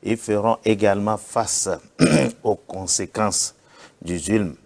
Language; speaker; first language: French; non-native, local second language; Yoruba